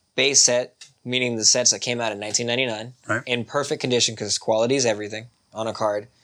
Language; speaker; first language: English; native; English